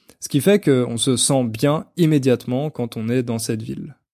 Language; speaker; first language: French; native; French